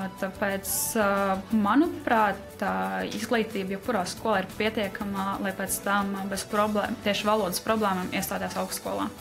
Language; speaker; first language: Latvian; non-native, local second language; Russian